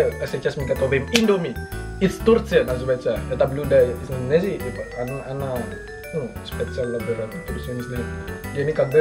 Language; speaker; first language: Russian; non-native, learner; Indonesian